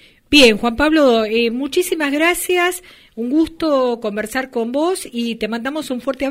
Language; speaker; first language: Spanish; native; Spanish